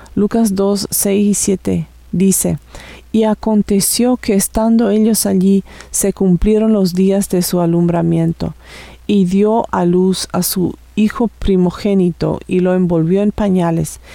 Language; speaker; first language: Spanish; native; Spanish